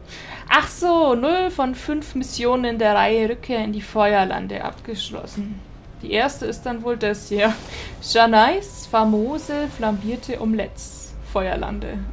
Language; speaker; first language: German; native; German